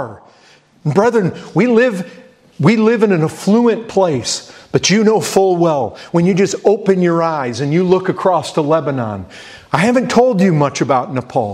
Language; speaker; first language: English; native; English